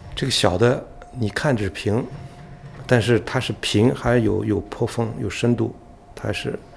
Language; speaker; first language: French; non-native, learner; Chinese